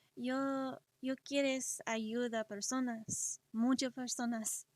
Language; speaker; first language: Spanish; early bilingual, other home language; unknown